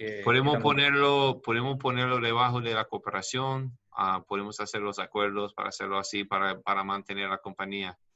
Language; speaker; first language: Spanish; non-native, learner; English